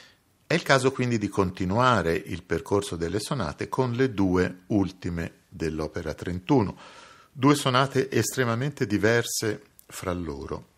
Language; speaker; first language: Italian; native; Italian